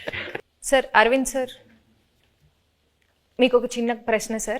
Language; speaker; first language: Telugu; native; Telugu